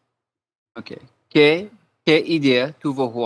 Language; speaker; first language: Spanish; non-native, learner; English